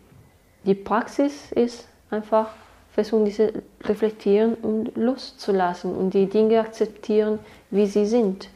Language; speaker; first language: German; non-native, fluent; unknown